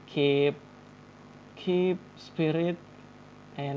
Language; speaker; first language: English; non-native, learner; Indonesian